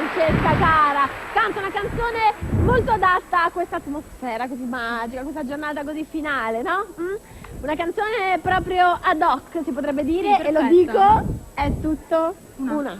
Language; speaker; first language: Italian; native; Italian